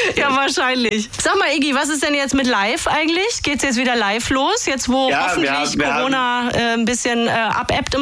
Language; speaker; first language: German; native; German